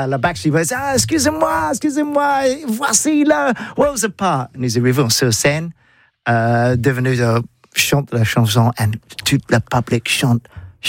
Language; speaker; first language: French; non-native, learner; English